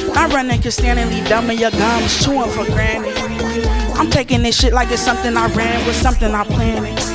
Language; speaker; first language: English; native; English